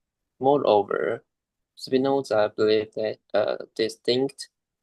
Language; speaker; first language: English; non-native, learner; Chinese